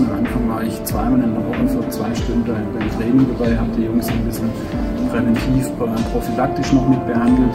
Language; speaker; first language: German; native; German